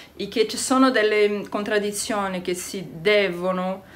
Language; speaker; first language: Italian; non-native, fluent; Portuguese